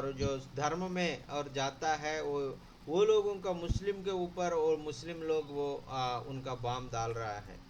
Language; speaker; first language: Hindi; non-native, local second language; Telugu